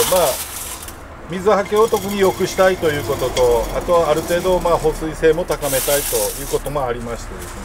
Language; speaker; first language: Japanese; native; Japanese